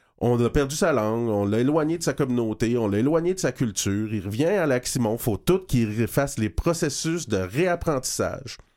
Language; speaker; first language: French; native; French